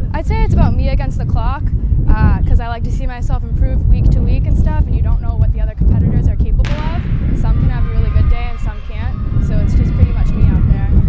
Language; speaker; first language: English; native; English